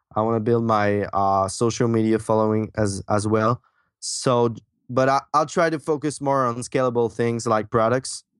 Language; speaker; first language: English; non-native, fluent; French